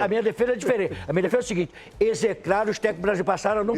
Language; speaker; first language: Portuguese; native; Portuguese